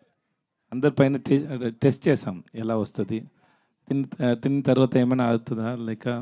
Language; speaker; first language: Telugu; non-native, learner; Tamil